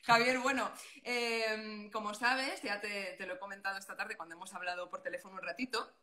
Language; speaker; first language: Spanish; non-native, local second language; Catalan